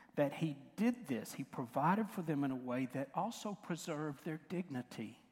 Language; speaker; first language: English; native; English